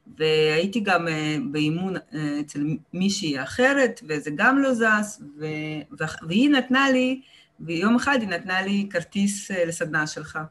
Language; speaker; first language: Hebrew; early bilingual, other home language; Russian